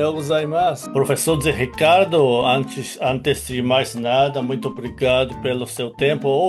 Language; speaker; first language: Portuguese; non-native, fluent; Japanese